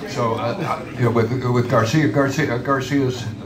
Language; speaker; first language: English; native; English